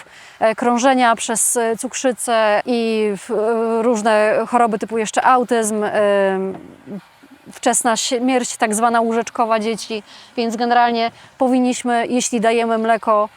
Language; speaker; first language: Polish; native; Polish